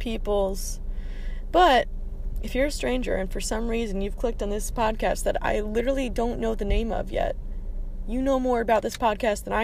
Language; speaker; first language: English; native; English